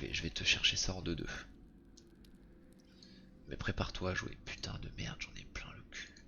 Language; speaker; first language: French; native; French